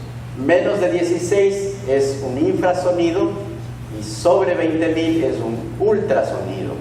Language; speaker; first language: Spanish; native; Spanish